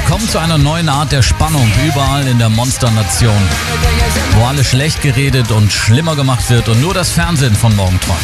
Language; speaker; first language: German; native; German